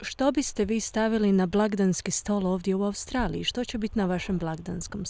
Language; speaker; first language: Croatian; native; Croatian